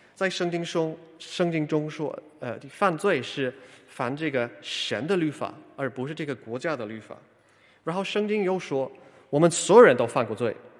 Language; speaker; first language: Chinese; non-native, fluent; English